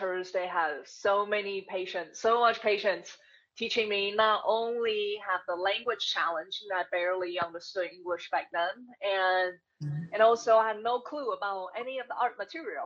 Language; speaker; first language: English; non-native, fluent; Chinese